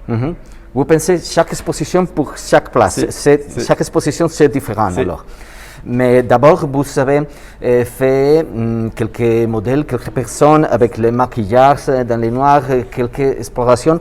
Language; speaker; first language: French; non-native, learner; Spanish